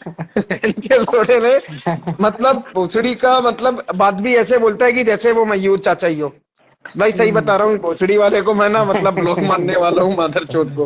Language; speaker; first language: Hindi; native; Hindi